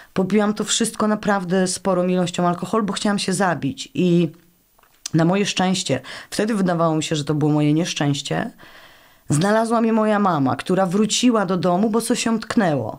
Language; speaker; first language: Polish; native; Polish